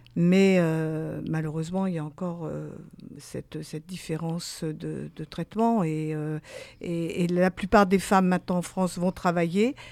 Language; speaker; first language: French; native; French